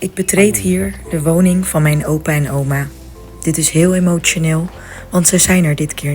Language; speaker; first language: Dutch; early bilingual, other home language; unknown